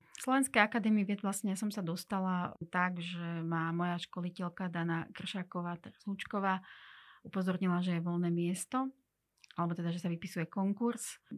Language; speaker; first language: Slovak; non-native, local second language; Hungarian